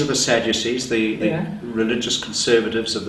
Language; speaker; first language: English; native; English